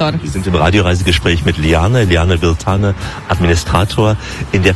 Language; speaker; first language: German; native; German